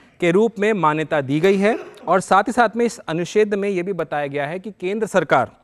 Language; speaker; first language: Hindi; native; Hindi